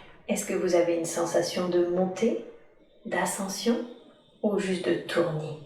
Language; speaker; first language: French; native; French